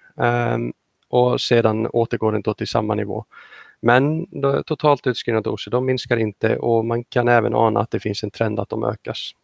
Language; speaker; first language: Swedish; non-native, fluent; Icelandic